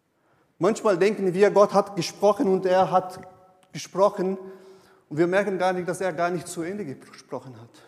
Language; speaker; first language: German; non-native, fluent; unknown